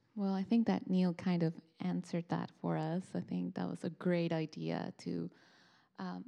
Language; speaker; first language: English; non-native, fluent; Spanish